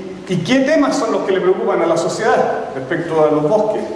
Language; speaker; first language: Spanish; native; Spanish